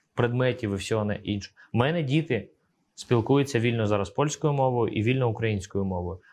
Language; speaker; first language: Ukrainian; early bilingual, other home language; Russian